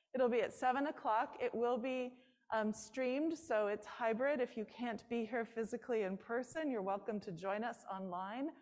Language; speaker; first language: English; native; English